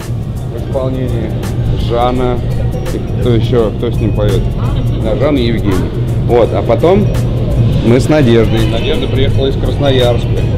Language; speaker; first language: Russian; native; Russian